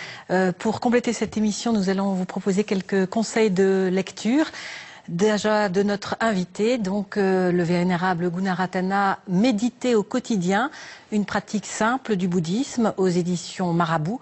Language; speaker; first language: French; native; French